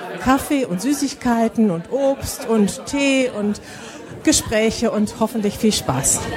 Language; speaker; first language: German; native; German